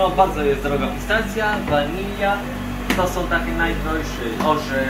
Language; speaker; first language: Polish; non-native, learner; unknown